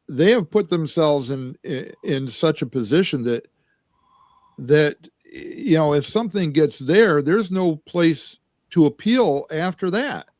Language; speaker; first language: English; native; English